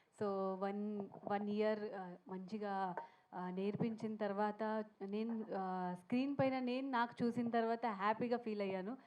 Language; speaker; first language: Telugu; non-native, learner; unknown